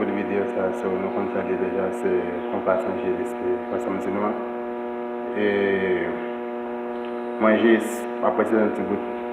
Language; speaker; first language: French; non-native, learner; Haitian Creole